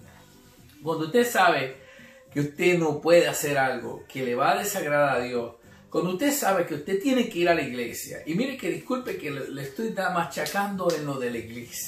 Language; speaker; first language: Spanish; native; Spanish